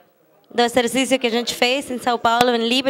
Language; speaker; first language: Portuguese; non-native, fluent; German